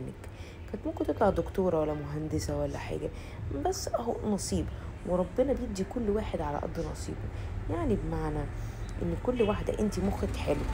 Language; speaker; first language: Arabic; native; Arabic